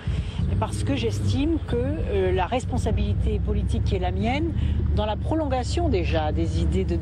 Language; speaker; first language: French; native; French